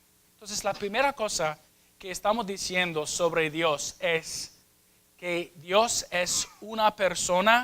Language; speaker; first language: Spanish; non-native, fluent; English